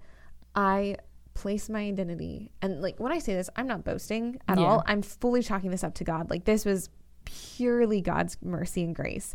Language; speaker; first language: English; native; English